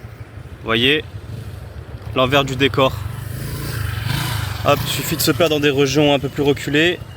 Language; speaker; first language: French; native; French